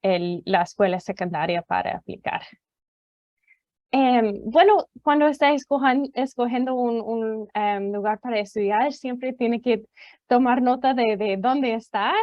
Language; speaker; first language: Spanish; non-native, fluent; English